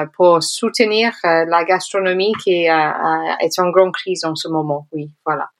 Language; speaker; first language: French; non-native, fluent; English